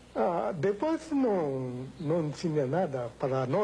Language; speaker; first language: Portuguese; non-native, learner; Japanese